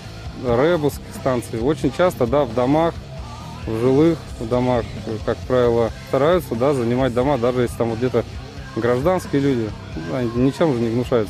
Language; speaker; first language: Russian; native; Russian